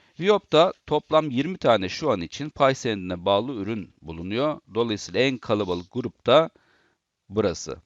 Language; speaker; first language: Turkish; native; Turkish